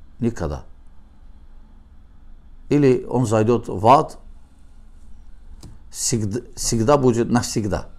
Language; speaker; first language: Russian; non-native, learner; Azerbaijani